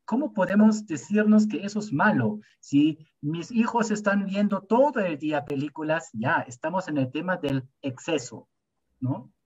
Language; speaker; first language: Spanish; non-native, fluent; German